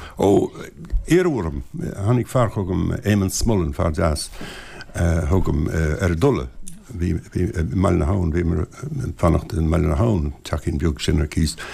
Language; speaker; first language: Irish; non-native, local second language; English